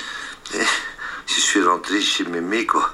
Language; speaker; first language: French; non-native, local second language; Dutch